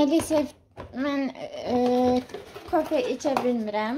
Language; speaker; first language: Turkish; non-native, learner; Azerbaijani